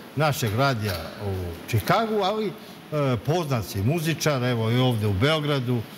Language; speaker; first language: Serbian; native; Serbian